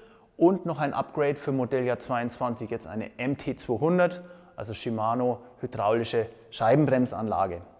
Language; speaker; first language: German; native; German